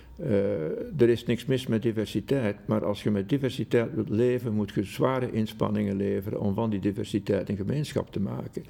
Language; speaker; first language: Dutch; native; Dutch